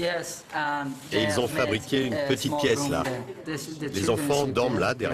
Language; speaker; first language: French; non-native, fluent; Persian